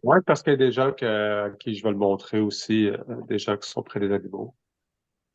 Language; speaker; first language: French; native; French